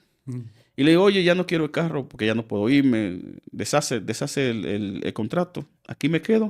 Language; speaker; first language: Spanish; native; Spanish